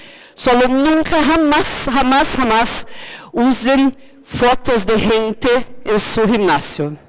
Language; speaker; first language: Spanish; non-native, fluent; Portuguese